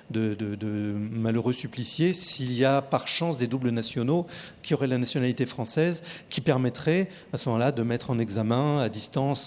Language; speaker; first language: French; native; French